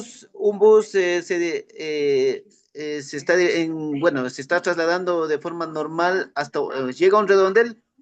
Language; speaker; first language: Spanish; native; Spanish